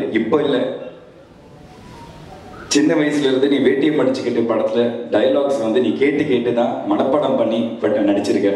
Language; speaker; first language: Tamil; native; Tamil